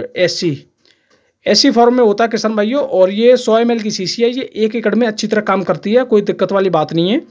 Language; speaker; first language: Hindi; native; Hindi